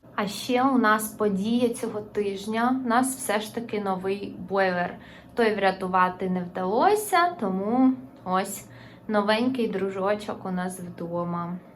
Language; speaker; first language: Ukrainian; non-native, local second language; Russian